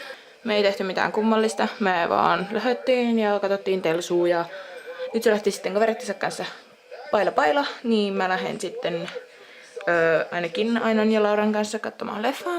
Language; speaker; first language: Finnish; native; Finnish